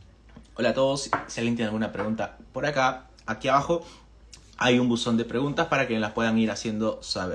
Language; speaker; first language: Spanish; native; Spanish